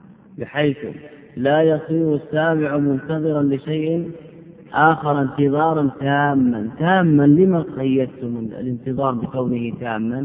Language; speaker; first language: Arabic; native; Arabic